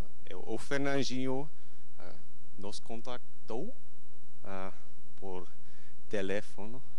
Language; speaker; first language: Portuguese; non-native, learner; English